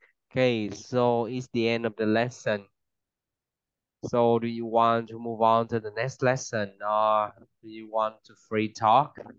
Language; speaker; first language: English; non-native, fluent; Vietnamese